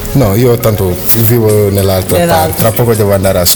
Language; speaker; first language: Italian; non-native, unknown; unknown